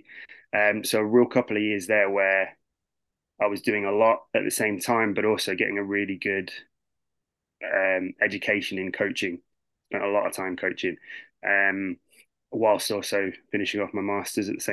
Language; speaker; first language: English; native; English